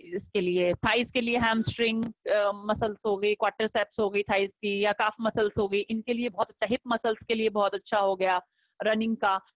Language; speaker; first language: Hindi; native; Hindi